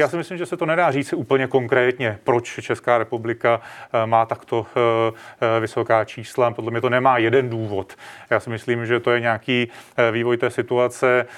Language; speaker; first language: Czech; native; Czech